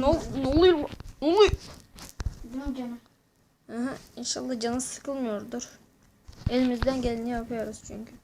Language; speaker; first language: Turkish; native; Turkish